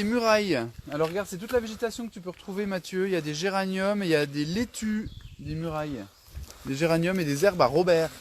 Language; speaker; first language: French; native; French